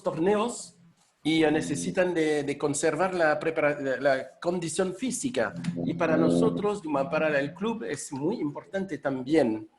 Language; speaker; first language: Spanish; non-native, fluent; French